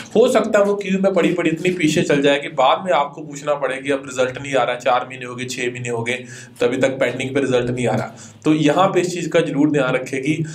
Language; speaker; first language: Hindi; non-native, local second language; Punjabi